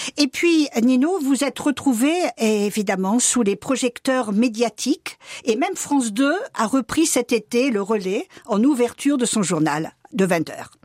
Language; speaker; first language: French; native; French